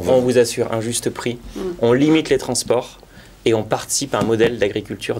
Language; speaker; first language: French; native; French